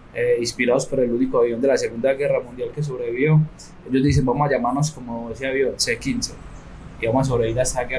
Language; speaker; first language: Spanish; native; Spanish